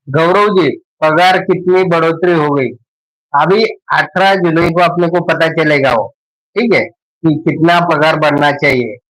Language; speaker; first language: Hindi; non-native, local second language; Marathi